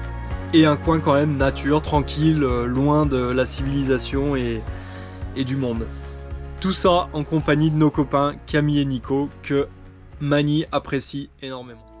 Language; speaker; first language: French; native; French